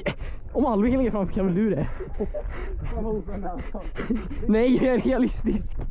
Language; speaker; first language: Swedish; native; Swedish